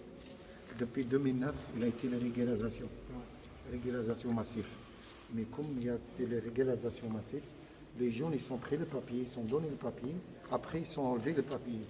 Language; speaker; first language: French; non-native, fluent; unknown